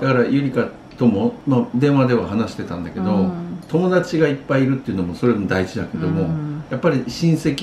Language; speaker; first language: Japanese; native; Japanese